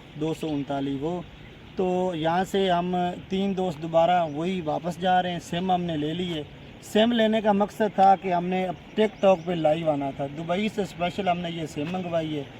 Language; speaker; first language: Urdu; non-native, local second language; Punjabi